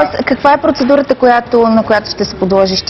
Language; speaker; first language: Bulgarian; native; Bulgarian